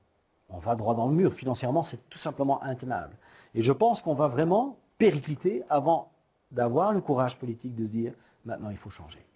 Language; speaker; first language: French; native; French